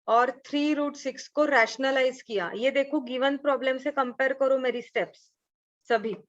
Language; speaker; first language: Hindi; non-native, local second language; Marathi